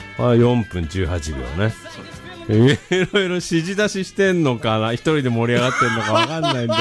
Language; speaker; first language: Japanese; native; Japanese